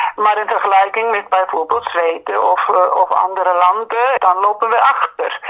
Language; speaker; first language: Dutch; non-native, fluent; Icelandic